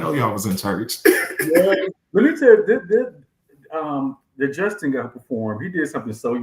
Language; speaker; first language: English; native; English